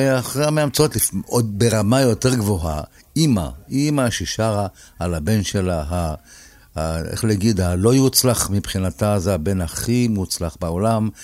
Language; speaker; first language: Hebrew; native; Hebrew